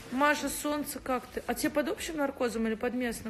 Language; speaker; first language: Russian; native; Russian